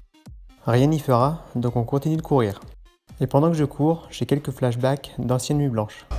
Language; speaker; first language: French; native; French